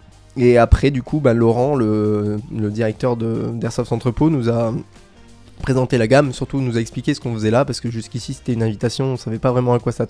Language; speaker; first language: French; native; French